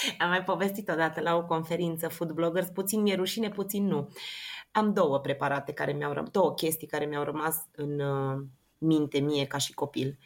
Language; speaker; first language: Romanian; native; Romanian